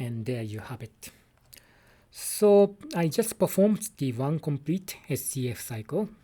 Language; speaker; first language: English; non-native, fluent; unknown